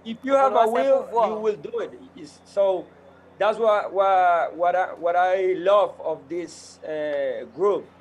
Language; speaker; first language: English; non-native, fluent; Spanish